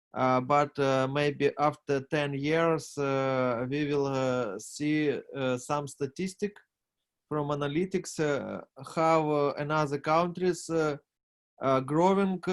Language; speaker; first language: English; non-native, learner; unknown